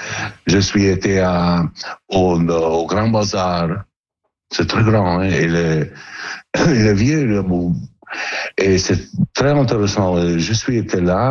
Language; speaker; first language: French; non-native, learner; Italian